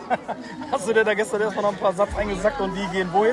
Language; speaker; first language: German; native; German